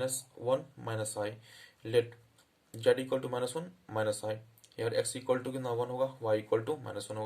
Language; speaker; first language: Hindi; native; Hindi